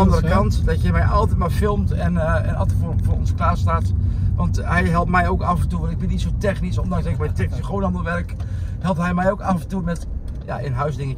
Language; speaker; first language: Dutch; native; Dutch